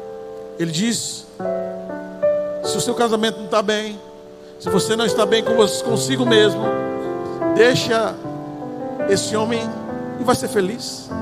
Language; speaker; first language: Portuguese; native; Portuguese